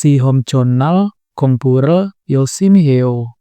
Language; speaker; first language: Korean; non-native, fluent; Indonesian